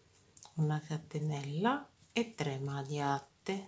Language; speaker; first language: Italian; non-native, fluent; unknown